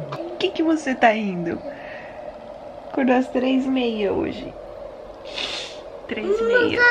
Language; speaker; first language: Portuguese; early bilingual, heritage; Portuguese